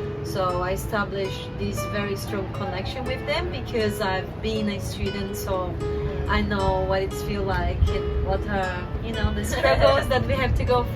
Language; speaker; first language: English; non-native, fluent; Portuguese